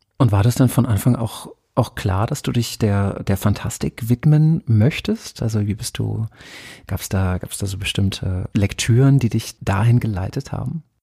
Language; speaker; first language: German; native; German